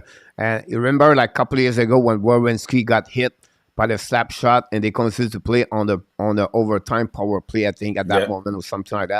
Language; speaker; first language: English; non-native, local second language; French